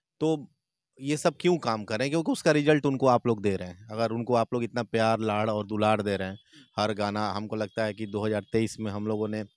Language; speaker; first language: Hindi; native; Hindi